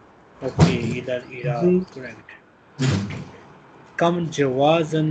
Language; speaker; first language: Arabic; non-native, fluent; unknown